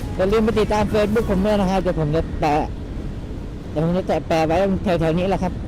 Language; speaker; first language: Thai; non-native, local second language; Northeastern Thai